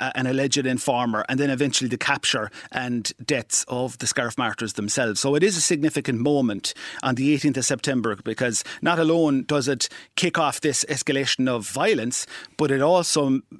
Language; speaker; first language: English; native; English